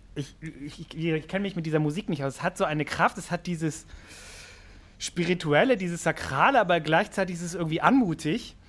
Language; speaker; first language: German; native; German